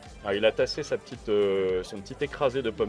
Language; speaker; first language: French; native; French